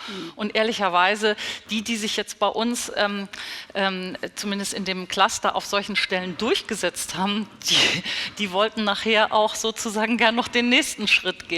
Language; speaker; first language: German; native; German